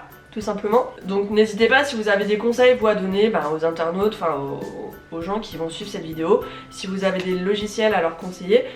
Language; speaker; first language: French; native; French